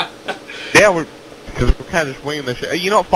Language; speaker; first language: English; native; English